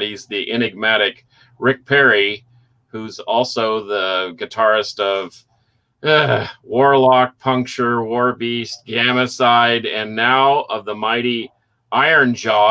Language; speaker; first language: English; native; English